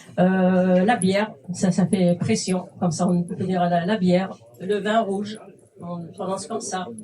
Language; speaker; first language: French; non-native, fluent; Kabyle